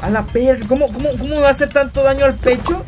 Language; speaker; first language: Spanish; native; Spanish